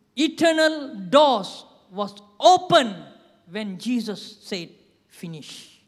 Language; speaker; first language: English; non-native, local second language; Tamil